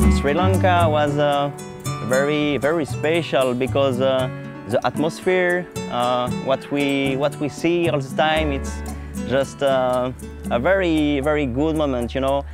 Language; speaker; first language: English; non-native, fluent; French